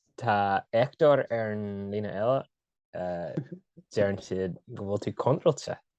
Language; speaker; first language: Irish; non-native, local second language; English